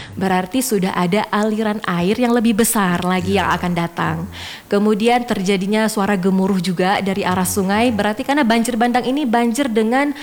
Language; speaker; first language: Indonesian; native; Indonesian